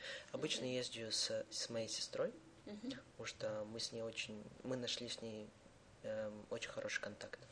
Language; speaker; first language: Russian; early bilingual, heritage; Russian